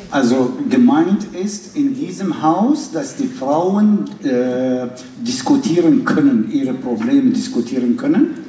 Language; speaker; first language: German; non-native, fluent; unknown